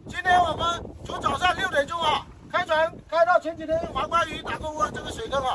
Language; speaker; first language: Chinese; native; Chinese